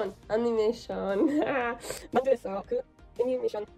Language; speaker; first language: Korean; non-native, learner; English